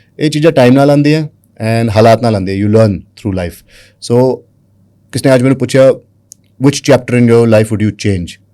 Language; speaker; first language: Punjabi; early bilingual, heritage; Punjabi